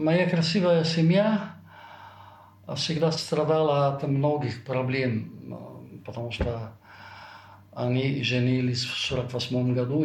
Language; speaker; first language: Russian; non-native, fluent; Italian